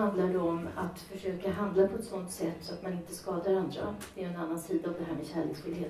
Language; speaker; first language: Swedish; native; Swedish